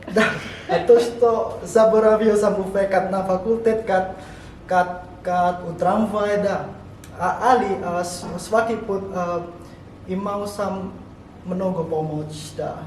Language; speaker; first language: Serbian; non-native, learner; Indonesian